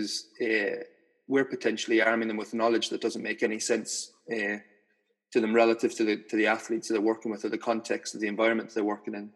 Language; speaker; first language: English; native; English